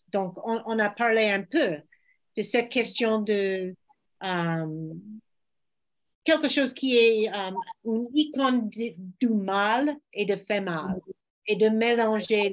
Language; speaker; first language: French; non-native, fluent; English